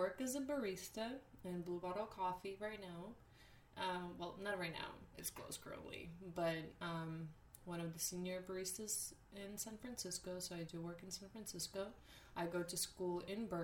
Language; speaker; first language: English; non-native, fluent; Russian